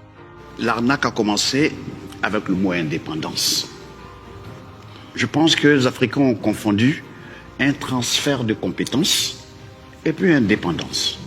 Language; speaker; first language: French; non-native, local second language; Dyula